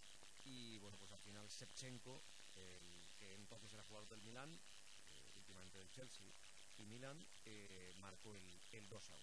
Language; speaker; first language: Spanish; native; Spanish